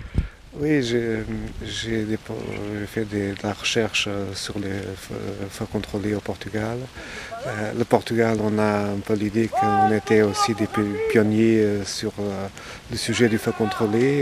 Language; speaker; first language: French; non-native, fluent; Portuguese